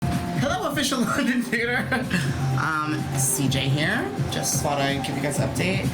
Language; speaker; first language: English; native; English